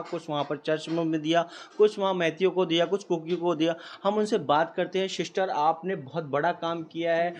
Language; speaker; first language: Hindi; native; Hindi